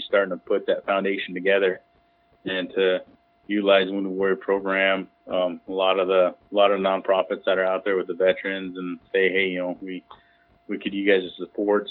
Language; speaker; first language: English; native; English